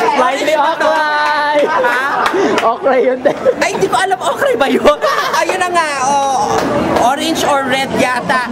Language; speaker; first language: Filipino; native; Filipino